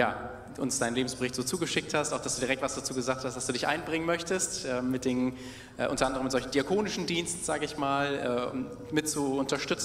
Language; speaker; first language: German; native; German